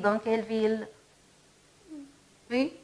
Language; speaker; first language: French; non-native, fluent; Arabic